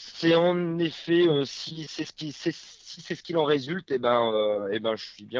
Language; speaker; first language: French; native; French